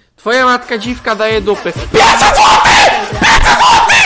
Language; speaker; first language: Polish; native; Polish